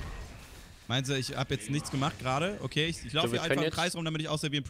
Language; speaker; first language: German; native; German